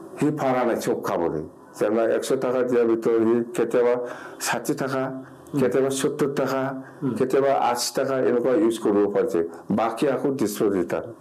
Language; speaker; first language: Assamese; non-native, local second language; Bodo